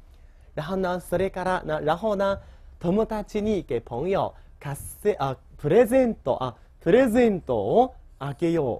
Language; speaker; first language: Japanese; non-native, fluent; Chinese